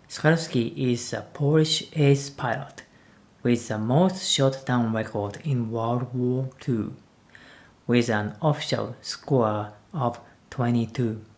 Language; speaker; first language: English; non-native, learner; Japanese